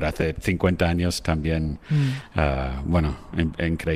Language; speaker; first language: Spanish; non-native, fluent; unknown